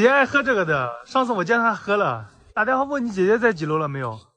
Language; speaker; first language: Chinese; native; Chinese